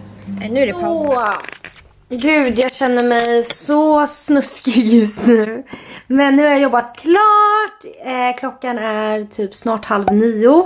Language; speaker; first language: Swedish; native; Swedish